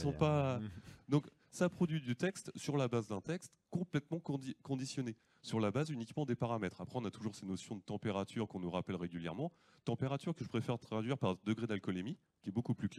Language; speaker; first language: French; native; French